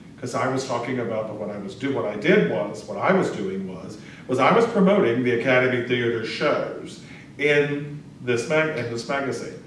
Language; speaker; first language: English; native; English